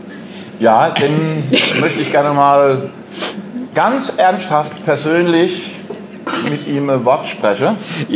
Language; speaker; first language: German; native; German